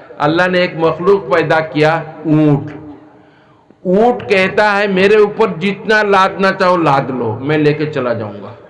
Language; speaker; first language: Urdu; non-native, local second language; Assamese